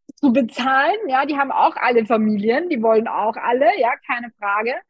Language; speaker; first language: German; native; German